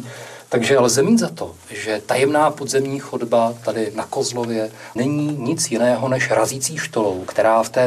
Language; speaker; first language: Czech; native; Czech